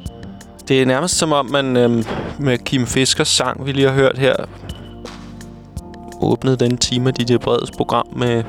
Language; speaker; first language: Danish; native; Danish